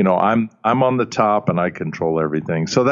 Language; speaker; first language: English; early bilingual, other home language; German